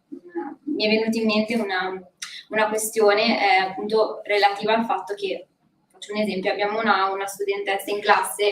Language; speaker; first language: Italian; native; Italian